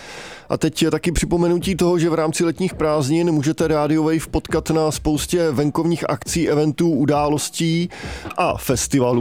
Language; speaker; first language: Czech; native; Czech